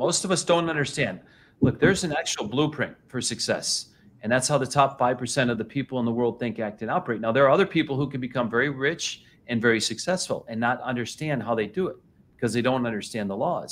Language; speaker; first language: English; native; English